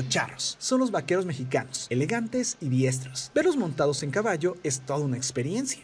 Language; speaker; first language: Spanish; native; Spanish